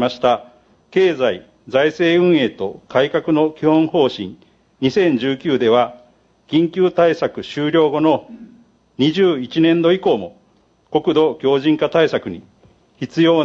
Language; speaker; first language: Japanese; native; Japanese